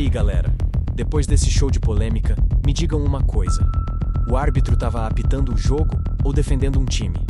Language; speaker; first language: Portuguese; native; Portuguese